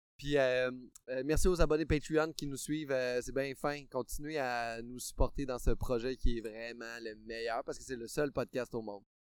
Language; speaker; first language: French; native; French